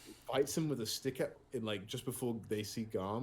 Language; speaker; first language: English; native; English